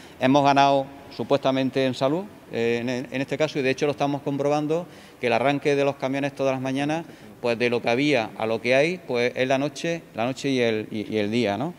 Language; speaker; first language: Spanish; native; Spanish